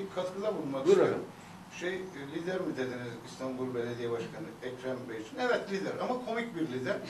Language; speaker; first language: Turkish; native; Turkish